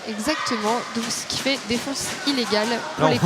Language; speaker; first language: French; native; French